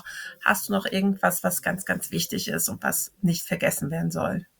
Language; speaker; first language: German; native; German